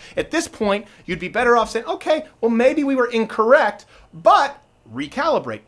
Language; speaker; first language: English; native; English